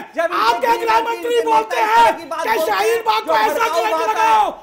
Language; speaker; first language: Hindi; native; Hindi